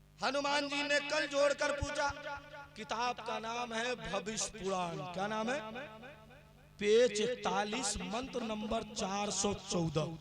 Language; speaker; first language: Hindi; native; Hindi